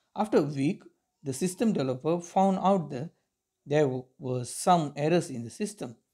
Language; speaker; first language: English; non-native, local second language; Tamil